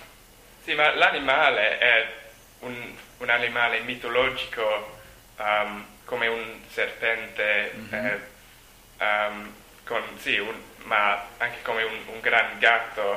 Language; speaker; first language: Italian; non-native, learner; English